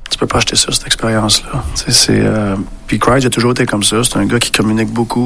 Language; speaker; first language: French; native; French